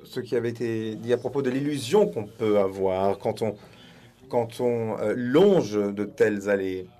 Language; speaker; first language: French; non-native, fluent; Swedish